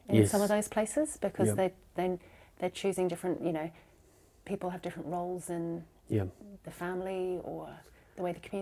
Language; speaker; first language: English; native; English